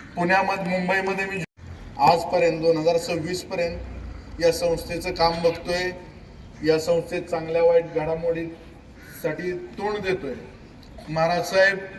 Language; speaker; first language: Marathi; native; Marathi